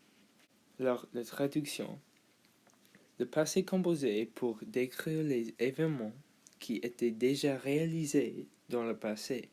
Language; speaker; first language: French; non-native, learner; English